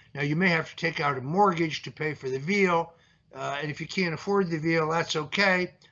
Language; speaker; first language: English; early bilingual, other home language; Italian